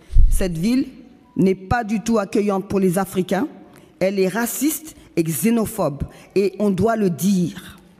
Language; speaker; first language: French; non-native, local second language; Lingala